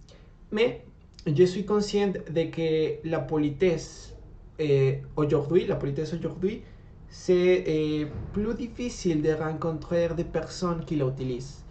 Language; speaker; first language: French; non-native, learner; Spanish